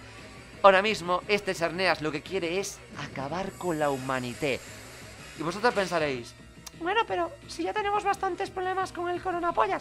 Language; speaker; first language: Spanish; native; Spanish